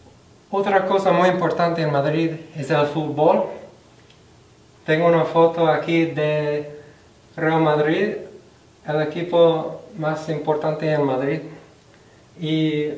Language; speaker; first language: Spanish; non-native, fluent; English